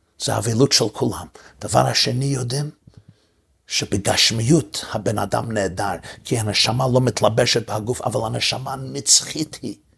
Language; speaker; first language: Hebrew; early bilingual, heritage; English